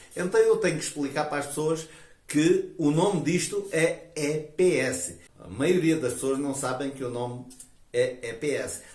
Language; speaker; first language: Portuguese; native; Portuguese